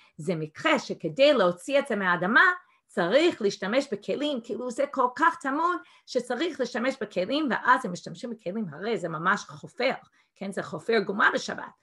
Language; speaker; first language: Hebrew; non-native, fluent; English